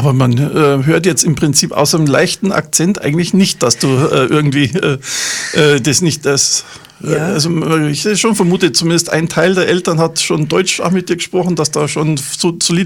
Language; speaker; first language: German; native; German